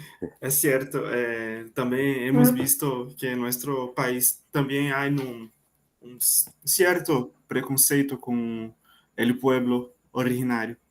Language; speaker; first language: Spanish; non-native, learner; Portuguese